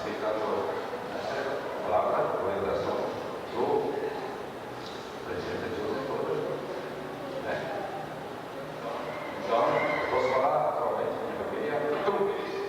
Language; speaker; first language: Portuguese; non-native, learner; Japanese